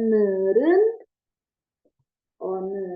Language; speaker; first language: Korean; non-native, fluent; Indonesian